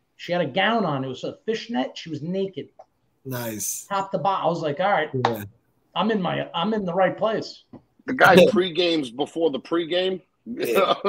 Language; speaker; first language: English; native; English